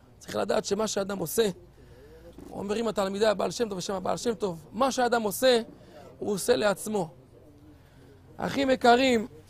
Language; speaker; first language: Hebrew; native; Hebrew